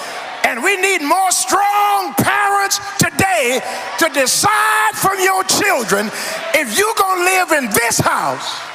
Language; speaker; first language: English; native; English